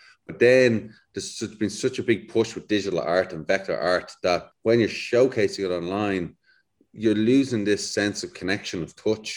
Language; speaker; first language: English; native; English